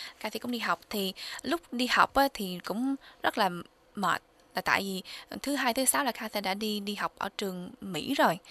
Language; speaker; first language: Vietnamese; early bilingual, heritage; Vietnamese